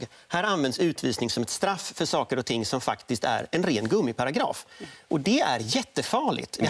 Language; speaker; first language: Swedish; native; Swedish